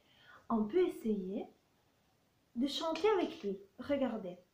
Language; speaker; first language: French; non-native, fluent; Italian